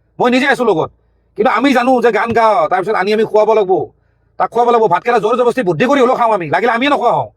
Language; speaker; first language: Assamese; native; Assamese